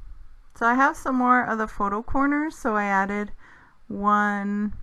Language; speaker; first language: English; native; English